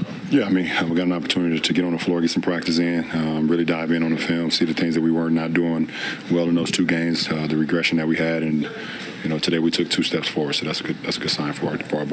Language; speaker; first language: English; native; English